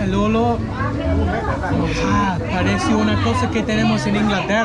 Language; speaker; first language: Spanish; non-native, learner; English